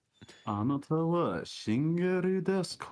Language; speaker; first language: Japanese; non-native, learner; English